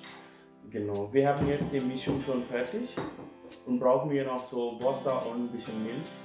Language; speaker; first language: German; non-native, fluent; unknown